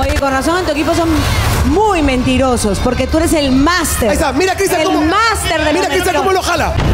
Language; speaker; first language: Spanish; native; Spanish